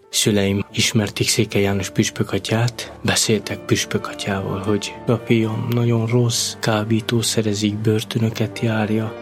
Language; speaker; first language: Hungarian; non-native, local second language; Romany